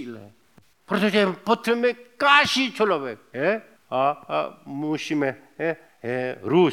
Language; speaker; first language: Czech; non-native, fluent; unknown